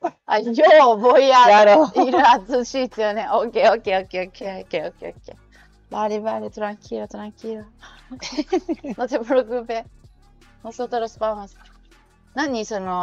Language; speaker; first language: Spanish; non-native, learner; Japanese